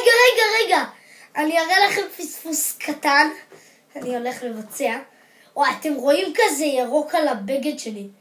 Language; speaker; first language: Hebrew; native; Hebrew